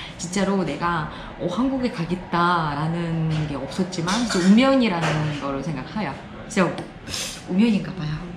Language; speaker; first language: Korean; non-native, fluent; Uzbek